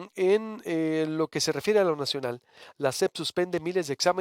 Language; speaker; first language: Spanish; native; Spanish